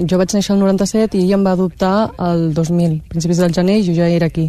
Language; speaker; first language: Catalan; early bilingual, other home language; Chinese